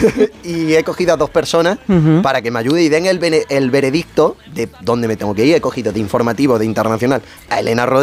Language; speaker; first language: Spanish; native; Spanish